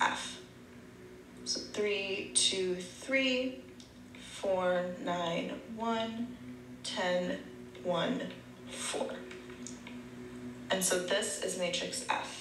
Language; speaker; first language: English; native; English